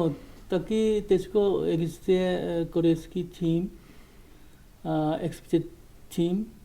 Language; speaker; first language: Czech; non-native, learner; Korean